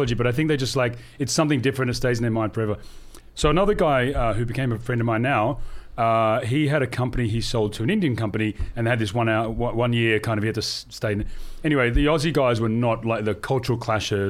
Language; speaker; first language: English; native; English